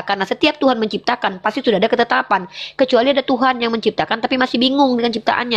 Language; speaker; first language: Indonesian; native; Indonesian